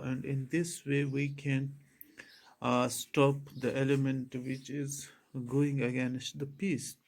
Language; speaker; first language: English; non-native, local second language; Urdu